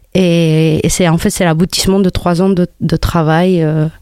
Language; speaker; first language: French; non-native, fluent; Spanish